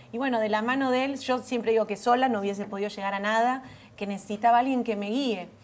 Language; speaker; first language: Spanish; native; Spanish